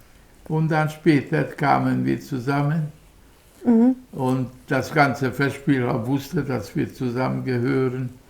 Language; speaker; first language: German; non-native, fluent; Hungarian